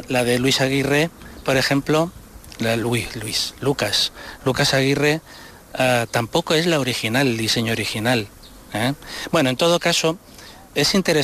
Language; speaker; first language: Spanish; native; Spanish